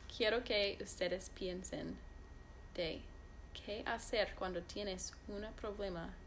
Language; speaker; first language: Spanish; non-native, fluent; English